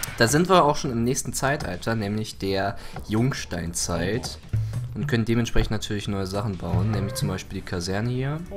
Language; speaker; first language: German; early bilingual, other home language; Greek